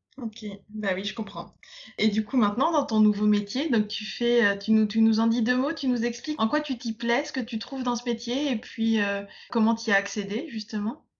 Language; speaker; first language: French; native; French